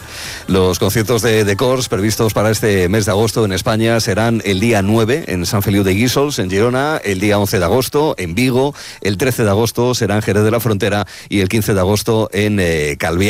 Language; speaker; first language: Spanish; native; Spanish